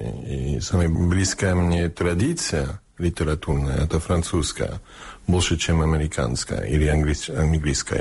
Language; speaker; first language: Russian; early bilingual, heritage; Russian